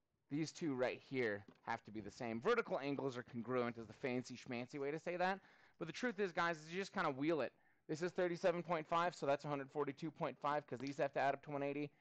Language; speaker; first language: English; native; English